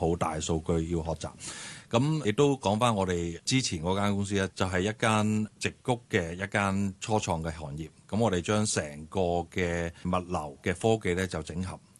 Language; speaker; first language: Cantonese; native; Cantonese